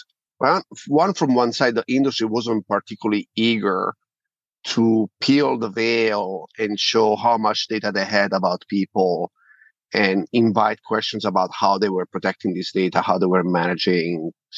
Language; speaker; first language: English; non-native, fluent; Italian